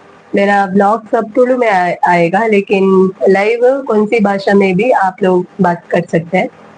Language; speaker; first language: Hindi; non-native, local second language; Tulu